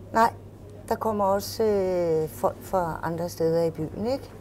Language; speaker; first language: Danish; native; Danish